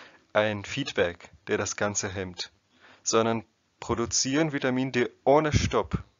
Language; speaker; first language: German; non-native, fluent; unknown